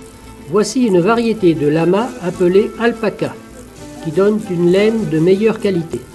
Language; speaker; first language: French; native; French